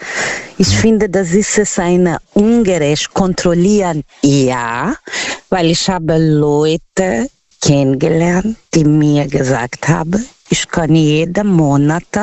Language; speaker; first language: German; non-native, learner; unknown